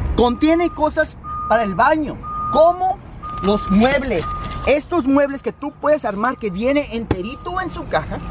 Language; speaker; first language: Spanish; early bilingual, heritage; Spanish